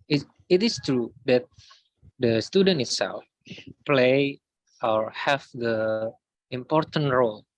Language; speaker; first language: English; non-native, learner; Indonesian